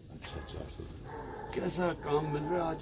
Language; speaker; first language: Urdu; native; Urdu